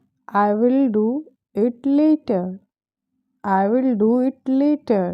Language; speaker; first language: English; non-native, fluent; Hindi